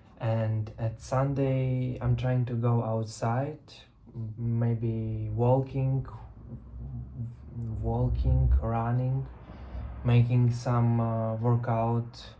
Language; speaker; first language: English; non-native, learner; Russian